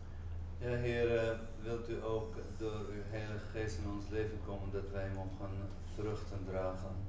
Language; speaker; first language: Dutch; non-native, fluent; Arabic